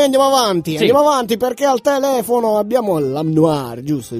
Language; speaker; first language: Italian; native; Italian